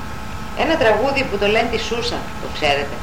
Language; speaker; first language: Greek; native; Greek